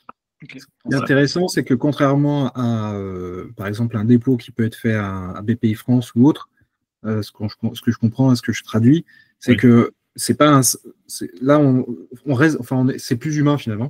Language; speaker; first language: French; native; French